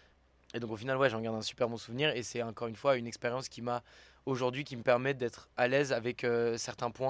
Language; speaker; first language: French; native; French